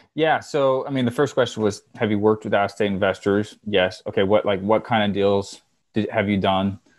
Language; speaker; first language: English; native; English